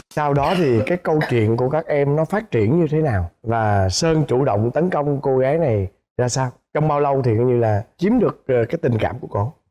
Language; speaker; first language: Vietnamese; native; Vietnamese